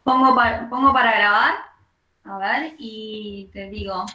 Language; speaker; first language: Spanish; native; Spanish